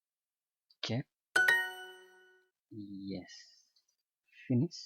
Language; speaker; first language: English; non-native, fluent; Indonesian